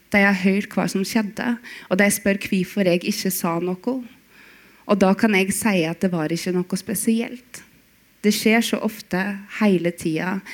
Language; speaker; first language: Norwegian; native; Norwegian